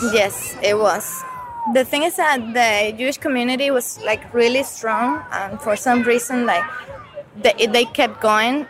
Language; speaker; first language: English; non-native, fluent; Spanish